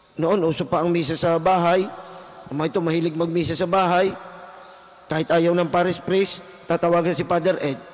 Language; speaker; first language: Filipino; native; Filipino